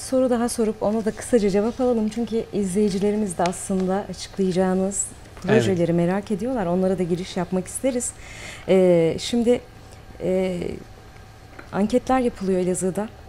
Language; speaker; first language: Turkish; native; Turkish